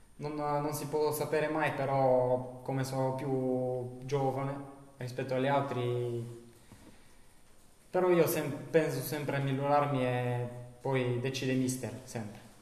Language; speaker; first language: Italian; non-native, learner; Bulgarian